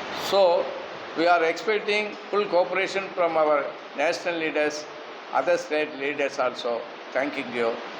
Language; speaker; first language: English; non-native, local second language; Tamil